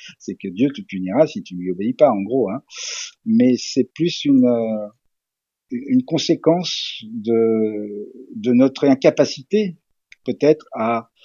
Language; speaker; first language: French; early bilingual, other home language; Serbian